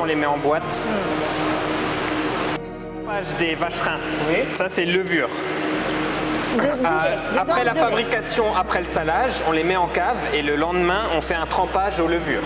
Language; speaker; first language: French; native; French